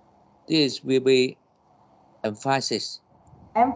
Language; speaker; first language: English; non-native, learner; Vietnamese